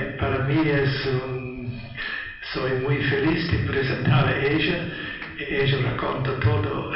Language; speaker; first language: Spanish; non-native, learner; Italian